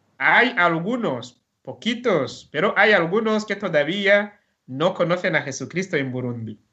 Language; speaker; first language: Spanish; non-native, fluent; Rundi